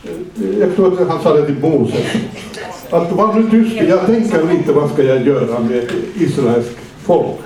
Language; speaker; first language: Swedish; non-native, fluent; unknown